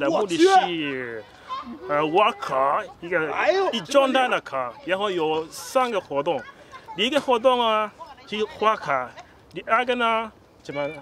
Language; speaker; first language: Chinese; non-native, learner; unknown